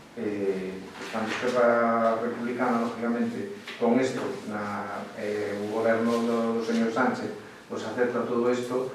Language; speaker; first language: Spanish; non-native, local second language; Galician